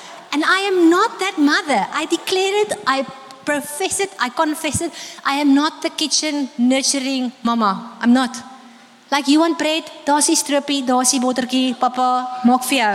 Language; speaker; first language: English; non-native, local second language; Afrikaans